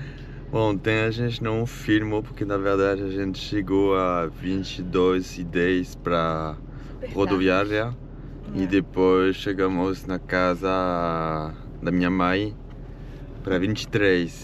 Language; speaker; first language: Portuguese; non-native, fluent; French